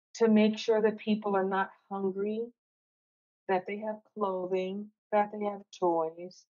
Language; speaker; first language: English; native; English